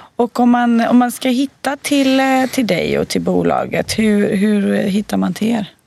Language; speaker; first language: Swedish; early bilingual, other home language; Bosnian